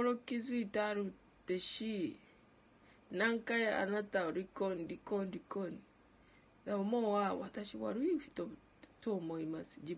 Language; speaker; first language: Japanese; non-native, learner; Ganda